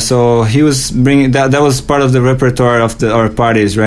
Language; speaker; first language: English; non-native, fluent; Portuguese